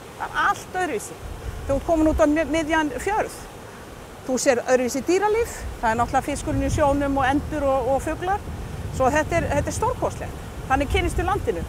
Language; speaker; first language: Icelandic; native; Icelandic